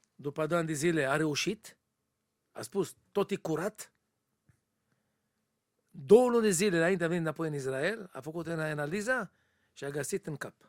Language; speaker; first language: Romanian; non-native, learner; Hebrew